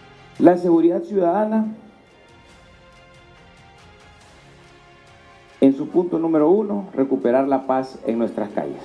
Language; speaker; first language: Spanish; native; Spanish